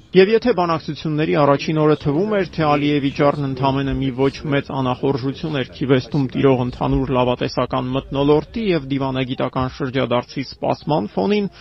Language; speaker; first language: Armenian; native; Armenian